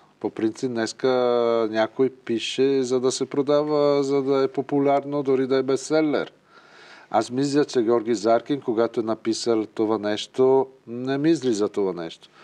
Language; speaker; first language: Bulgarian; non-native, fluent; Italian